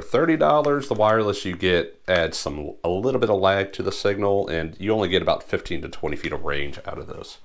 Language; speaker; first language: English; native; English